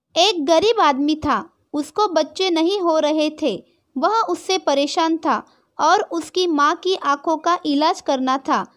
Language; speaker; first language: Hindi; non-native, local second language; Marathi